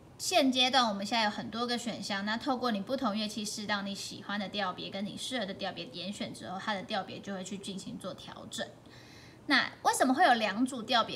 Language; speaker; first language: Chinese; native; Chinese